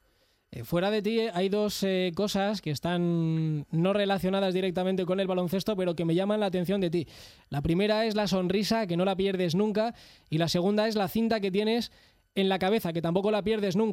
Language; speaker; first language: Spanish; native; Spanish